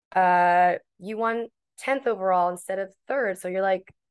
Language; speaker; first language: English; native; English